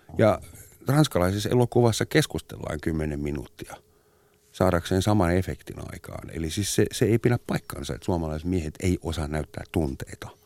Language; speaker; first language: Finnish; non-native, fluent; German